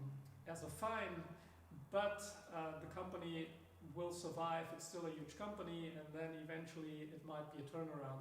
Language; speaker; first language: English; non-native, fluent; German